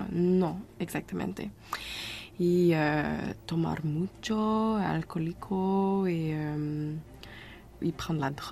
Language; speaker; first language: Spanish; non-native, learner; French